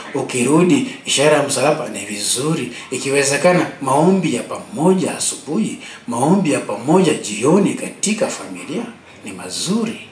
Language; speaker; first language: Swahili; non-native, local second language; Luo (Kenya and Tanzania)